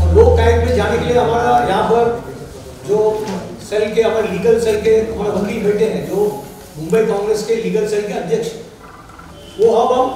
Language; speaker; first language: Hindi; non-native, local second language; Marathi